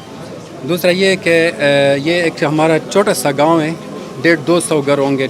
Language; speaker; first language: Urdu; non-native, local second language; Pashto